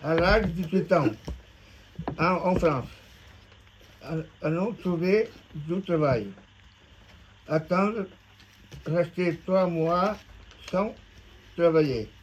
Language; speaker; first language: French; non-native, learner; Portuguese